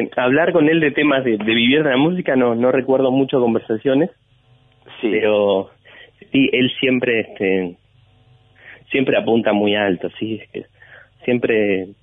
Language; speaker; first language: Spanish; native; Spanish